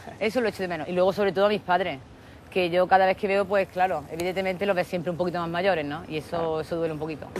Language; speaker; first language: Spanish; native; Spanish